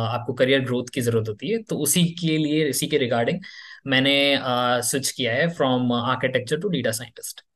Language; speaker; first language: Hindi; native; Hindi